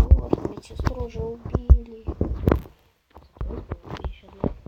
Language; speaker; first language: Russian; native; Russian